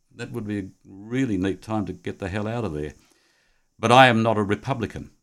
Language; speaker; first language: English; native; English